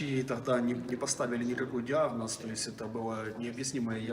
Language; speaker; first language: Russian; native; Russian